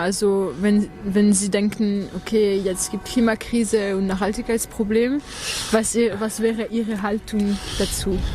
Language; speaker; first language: German; non-native, learner; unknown